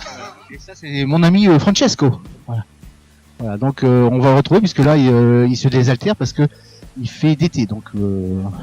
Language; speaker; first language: French; native; French